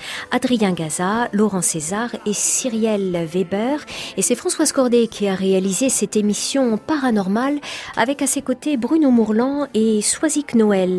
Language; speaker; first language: French; native; French